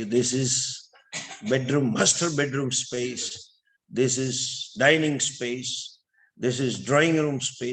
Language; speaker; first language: English; non-native, local second language; Gujarati